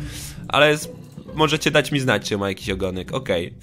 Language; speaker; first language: Polish; native; Polish